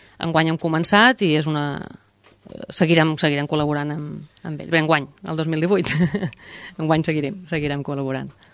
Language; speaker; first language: Catalan; native; Catalan